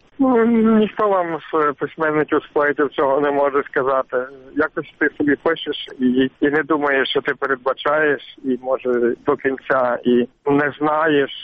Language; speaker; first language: Ukrainian; native; Ukrainian